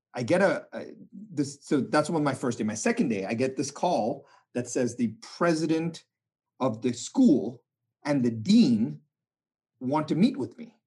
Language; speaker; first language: English; non-native, local second language; Tamil